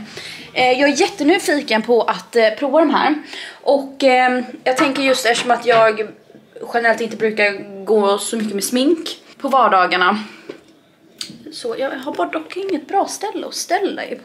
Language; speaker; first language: Swedish; native; Swedish